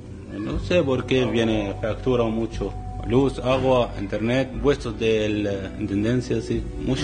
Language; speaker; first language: Spanish; non-native, learner; Arabic